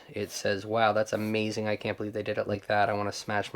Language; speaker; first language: English; native; English